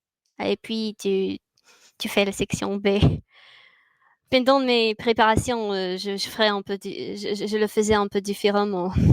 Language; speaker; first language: French; non-native, fluent; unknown